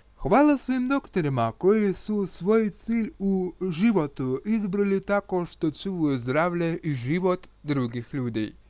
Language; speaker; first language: Croatian; non-native, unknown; Russian